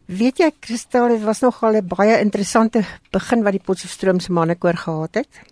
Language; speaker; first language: Afrikaans; native; Afrikaans